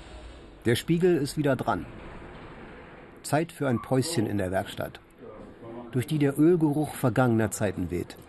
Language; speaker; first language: German; native; German